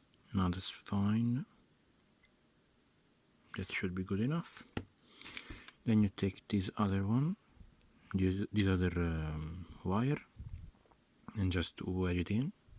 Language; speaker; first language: English; non-native, fluent; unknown